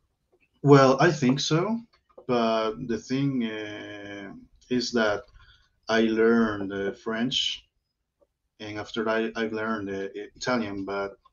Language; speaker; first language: English; non-native, learner; Spanish